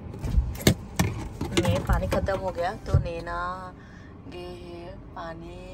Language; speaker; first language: Hindi; non-native, local second language; Assamese